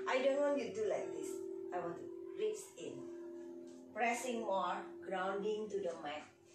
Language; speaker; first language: English; non-native, learner; Indonesian